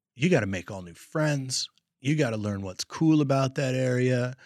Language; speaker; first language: English; native; English